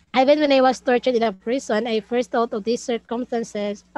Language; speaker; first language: English; non-native, local second language; Cebuano